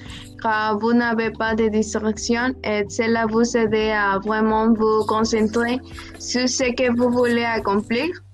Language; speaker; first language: French; non-native, learner; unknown